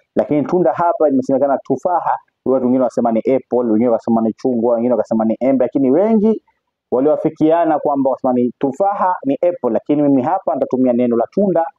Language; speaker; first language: Swahili; native; Swahili